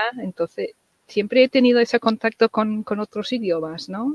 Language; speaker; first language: Spanish; non-native, fluent; English